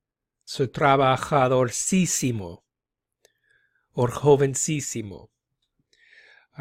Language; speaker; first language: Spanish; non-native, fluent; English